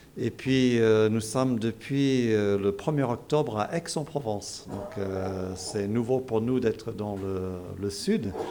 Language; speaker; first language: French; non-native, fluent; English